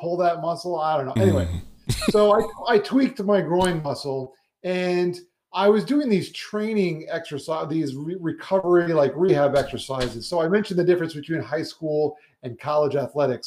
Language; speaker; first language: English; native; English